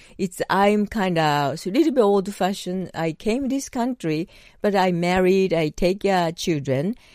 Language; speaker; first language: English; non-native, learner; Japanese